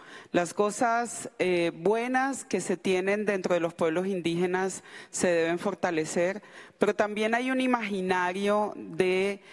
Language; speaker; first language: Spanish; non-native, local second language; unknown